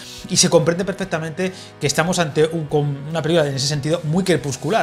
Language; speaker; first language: Spanish; native; Spanish